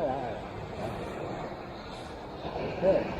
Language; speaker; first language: English; non-native, learner; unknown